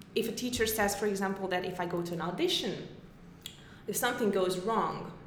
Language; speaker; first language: English; non-native, fluent; Hungarian